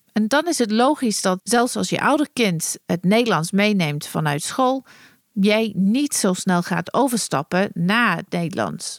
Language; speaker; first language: Dutch; non-native, fluent; English